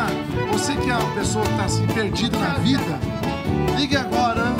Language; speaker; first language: Portuguese; native; Portuguese